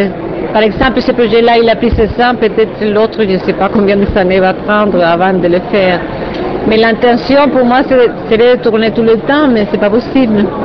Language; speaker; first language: French; non-native, fluent; Spanish